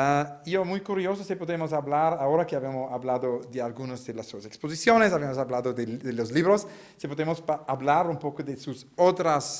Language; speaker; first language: Spanish; non-native, learner; Italian